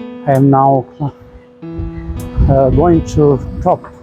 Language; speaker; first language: English; non-native, local second language; Tamil